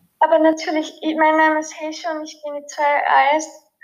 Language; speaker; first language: German; early bilingual, other home language; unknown